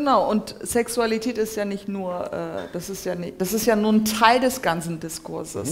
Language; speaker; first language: German; early bilingual, other home language; Turkish